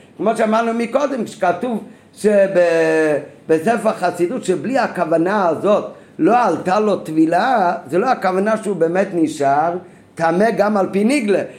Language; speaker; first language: Hebrew; non-native, fluent; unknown